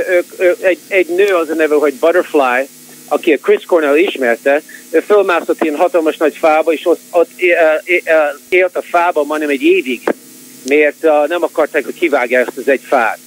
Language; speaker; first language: Hungarian; early bilingual, heritage; Hungarian